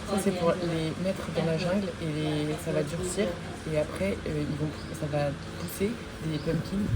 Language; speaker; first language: French; native; French